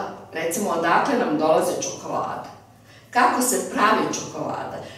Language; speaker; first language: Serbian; early bilingual, heritage; Serbian